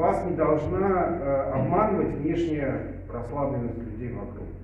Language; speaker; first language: Russian; native; Russian